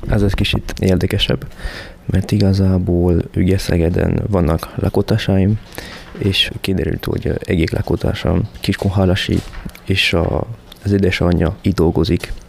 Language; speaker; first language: Hungarian; non-native, fluent; French